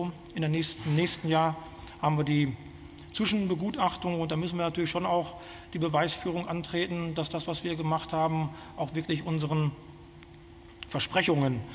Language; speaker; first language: German; native; German